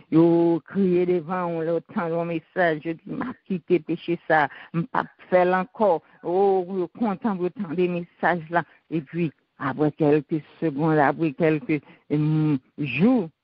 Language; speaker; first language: French; non-native, local second language; Haitian Creole